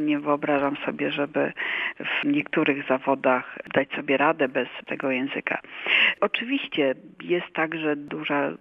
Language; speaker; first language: Polish; native; Polish